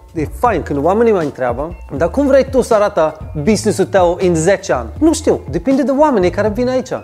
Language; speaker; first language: Romanian; non-native, fluent; Swedish